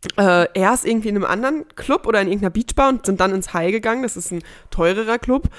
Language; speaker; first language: German; native; German